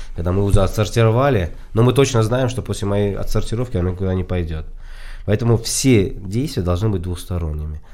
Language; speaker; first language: Russian; non-native, local second language; Tajik